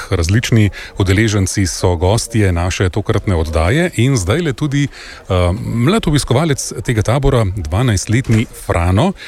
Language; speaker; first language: Slovenian; native; Slovenian